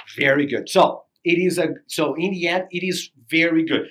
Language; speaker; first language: English; non-native, fluent; Portuguese